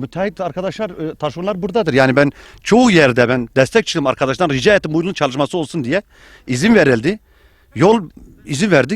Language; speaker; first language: Turkish; non-native, local second language; Kurdish